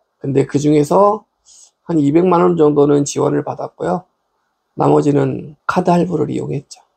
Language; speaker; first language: Korean; native; Korean